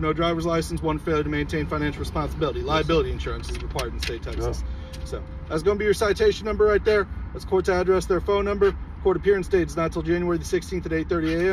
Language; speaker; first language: English; native; English